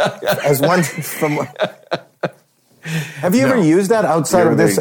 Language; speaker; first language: English; native; English